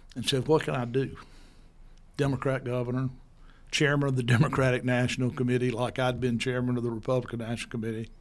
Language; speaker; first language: English; native; English